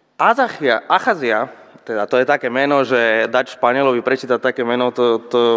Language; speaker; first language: Slovak; non-native, fluent; Spanish